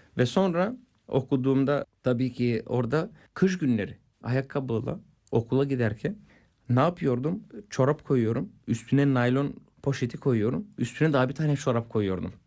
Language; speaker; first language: Turkish; non-native, fluent; Bulgarian